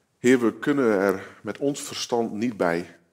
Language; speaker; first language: Dutch; native; Dutch